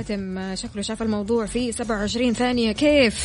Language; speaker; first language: Arabic; native; Arabic